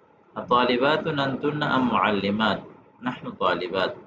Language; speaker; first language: Arabic; non-native, fluent; Urdu